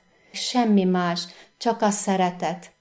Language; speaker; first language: Hungarian; non-native, fluent; Arabic